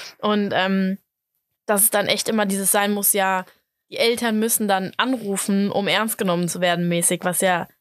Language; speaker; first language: German; native; German